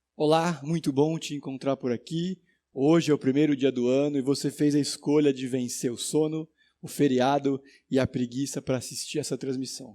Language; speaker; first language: Portuguese; native; Portuguese